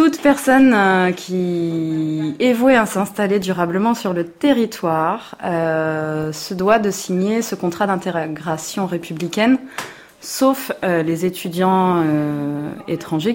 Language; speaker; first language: French; native; French